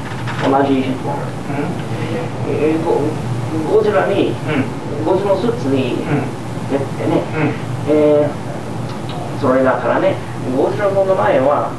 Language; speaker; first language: Japanese; non-native, learner; English